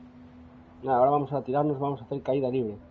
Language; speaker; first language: Spanish; native; Spanish